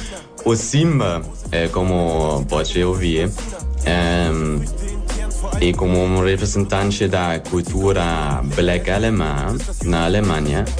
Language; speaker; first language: Portuguese; non-native, learner; German